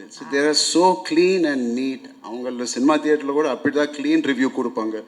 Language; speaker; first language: Tamil; non-native, local second language; Telugu